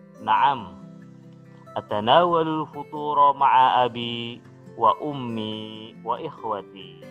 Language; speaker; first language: Arabic; non-native, fluent; Indonesian